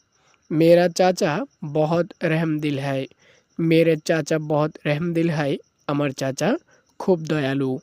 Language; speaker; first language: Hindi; non-native, learner; Bangla